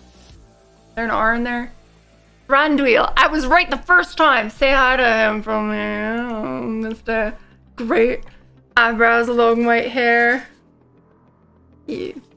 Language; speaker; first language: English; native; English